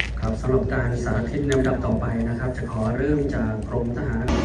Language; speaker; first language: Thai; native; Thai